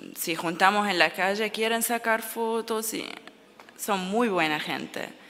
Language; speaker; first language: Spanish; non-native, learner; Arabic